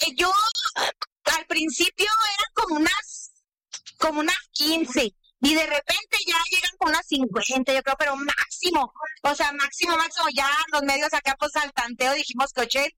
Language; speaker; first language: Spanish; native; Spanish